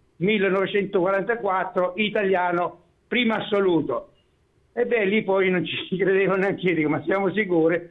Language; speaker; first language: Italian; native; Italian